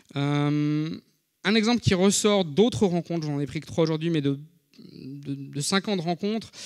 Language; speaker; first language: French; native; French